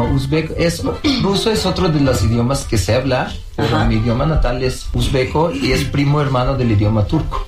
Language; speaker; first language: Spanish; non-native, fluent; Uzbek